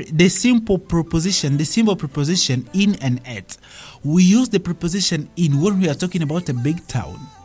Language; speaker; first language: English; non-native, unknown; Swahili